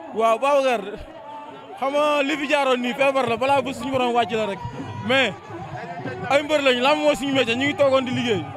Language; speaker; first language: Wolof; non-native, local second language; Serer